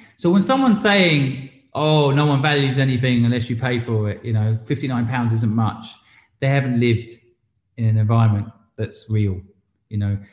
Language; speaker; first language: English; native; English